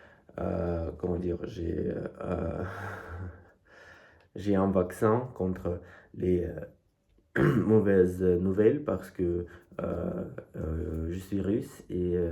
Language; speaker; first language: French; non-native, fluent; Russian